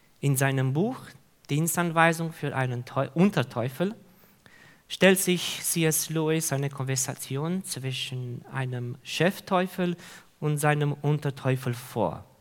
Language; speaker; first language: German; non-native, fluent; Hungarian